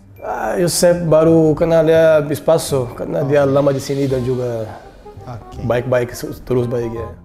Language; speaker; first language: Indonesian; non-native, learner; Portuguese